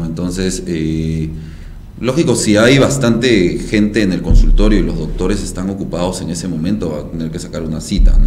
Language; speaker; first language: Spanish; native; Spanish